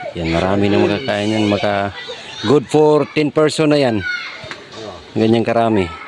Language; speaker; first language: Filipino; non-native, local second language; Cebuano